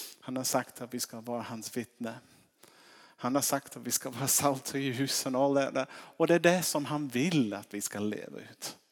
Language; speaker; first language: Swedish; non-native, fluent; English